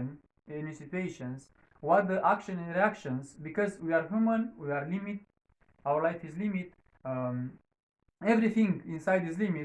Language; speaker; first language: English; non-native, learner; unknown